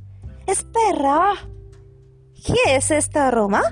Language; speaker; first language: Spanish; non-native, learner; Hindi